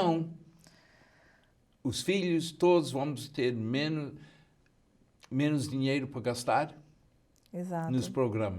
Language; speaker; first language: Portuguese; early bilingual, heritage; Portuguese